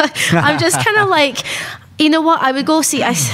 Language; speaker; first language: English; native; English